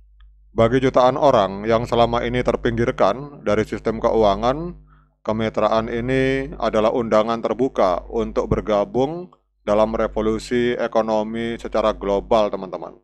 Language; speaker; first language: Indonesian; native; Indonesian